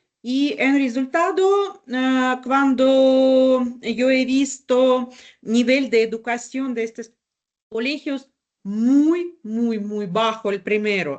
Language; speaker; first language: Spanish; non-native, learner; Russian